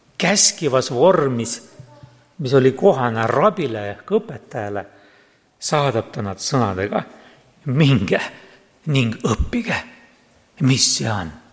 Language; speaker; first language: Estonian; non-native, local second language; Russian